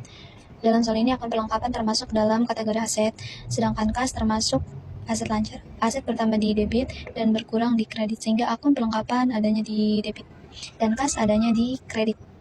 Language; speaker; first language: Indonesian; native; Indonesian